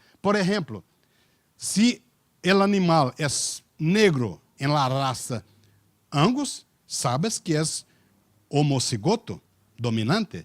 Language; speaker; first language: Spanish; non-native, learner; Portuguese